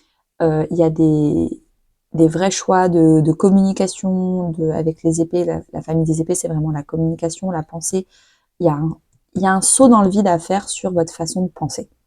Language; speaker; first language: French; native; French